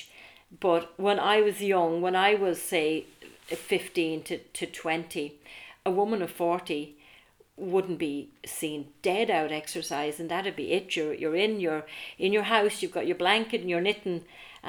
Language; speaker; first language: English; native; English